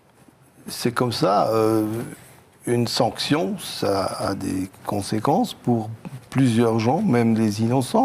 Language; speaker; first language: French; non-native, local second language; German